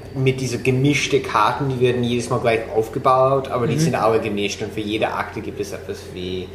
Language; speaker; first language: German; non-native, fluent; English